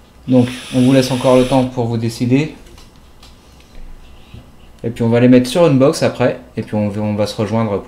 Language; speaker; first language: French; native; French